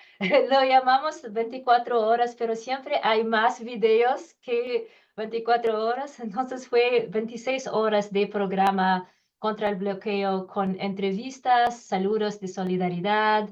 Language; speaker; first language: Spanish; non-native, learner; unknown